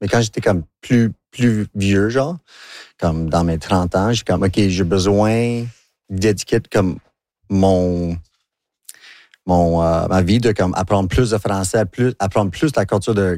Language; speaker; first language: French; non-native, local second language; English